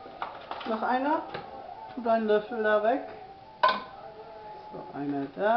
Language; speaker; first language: German; non-native, fluent; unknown